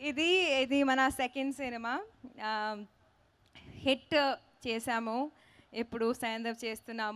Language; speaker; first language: Telugu; non-native, local second language; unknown